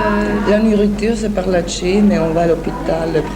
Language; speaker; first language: French; non-native, learner; Italian